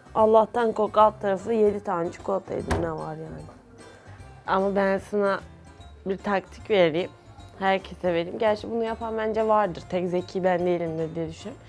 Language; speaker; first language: Turkish; native; Turkish